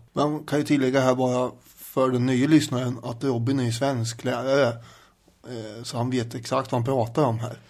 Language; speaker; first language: Swedish; native; Swedish